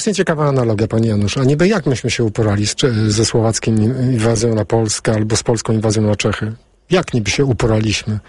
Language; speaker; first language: Polish; native; Polish